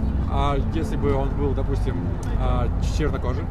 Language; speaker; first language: Russian; native; Russian